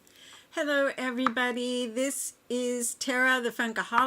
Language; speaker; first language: English; native; English